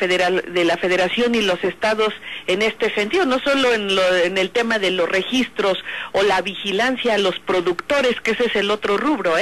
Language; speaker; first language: Spanish; native; Spanish